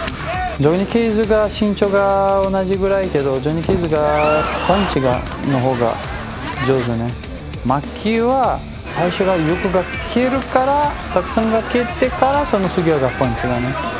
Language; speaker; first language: Japanese; non-native, learner; Portuguese